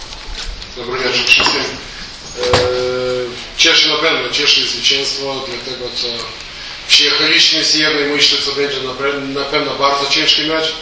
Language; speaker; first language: Polish; non-native, learner; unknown